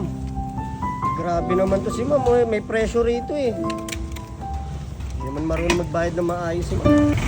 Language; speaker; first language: Filipino; native; Filipino